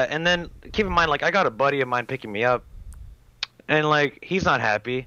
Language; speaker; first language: English; native; English